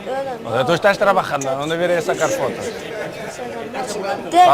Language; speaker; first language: Spanish; non-native, fluent; Portuguese